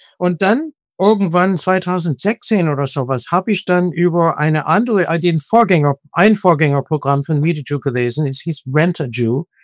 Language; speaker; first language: German; non-native, fluent; English